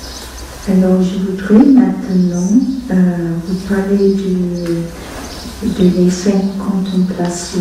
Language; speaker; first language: French; non-native, fluent; Vietnamese